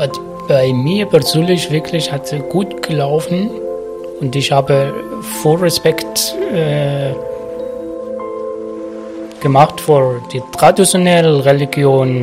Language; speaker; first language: German; non-native, learner; Arabic